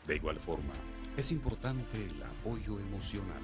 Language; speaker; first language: Spanish; native; Spanish